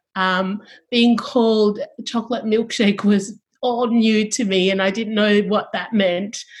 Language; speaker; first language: English; early bilingual, other home language; Tongan